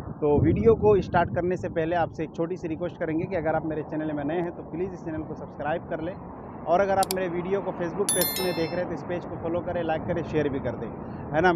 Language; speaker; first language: Hindi; native; Hindi